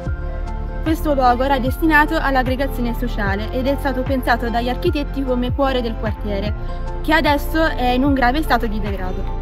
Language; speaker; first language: Italian; native; Italian